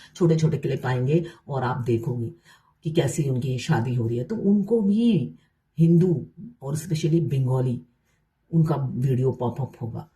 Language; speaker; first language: Hindi; non-native, local second language; Bangla